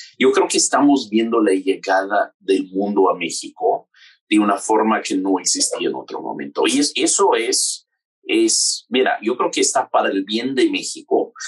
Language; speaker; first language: Spanish; non-native, fluent; English